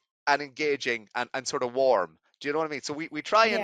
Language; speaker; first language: English; native; English